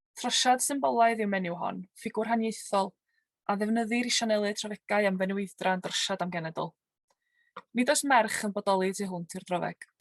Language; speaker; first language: Welsh; native; Welsh